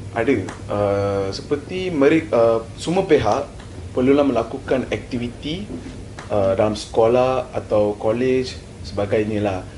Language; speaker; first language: Malay; non-native, local second language; Tamil